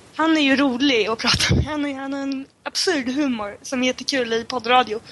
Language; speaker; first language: Swedish; native; Swedish